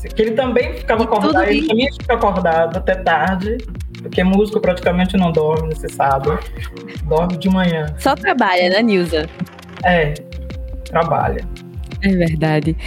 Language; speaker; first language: Portuguese; native; Portuguese